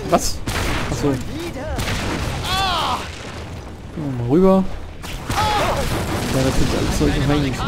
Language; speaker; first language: German; native; German